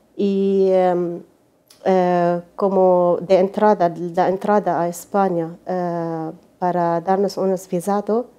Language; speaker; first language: Spanish; non-native, learner; Arabic